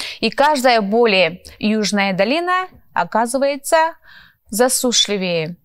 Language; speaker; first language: Russian; non-native, local second language; Kyrgyz